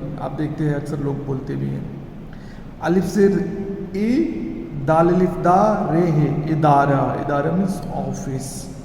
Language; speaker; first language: Hindi; native; Hindi